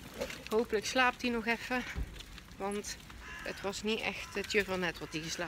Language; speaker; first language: Dutch; native; Dutch